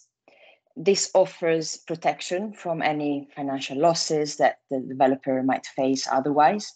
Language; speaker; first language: English; non-native, fluent; Italian